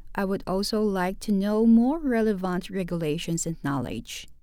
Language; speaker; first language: English; non-native, local second language; Filipino